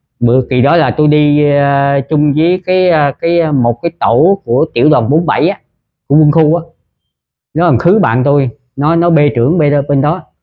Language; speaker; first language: Vietnamese; early bilingual, heritage; Vietnamese